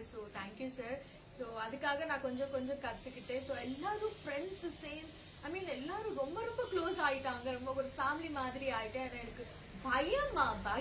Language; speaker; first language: Tamil; non-native, learner; Telugu